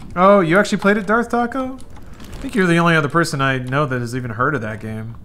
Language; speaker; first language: English; native; English